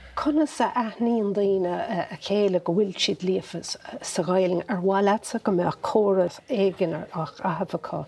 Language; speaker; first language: Irish; non-native, local second language; English